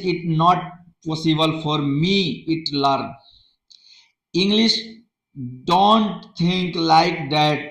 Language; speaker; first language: English; non-native, local second language; Hindi